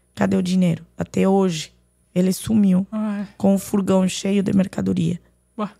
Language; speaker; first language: Portuguese; non-native, fluent; Arabic